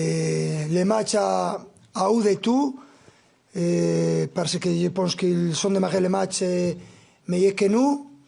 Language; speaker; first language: French; non-native, fluent; Spanish